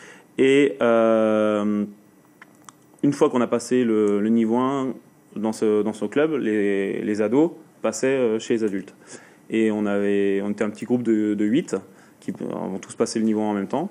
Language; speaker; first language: French; native; French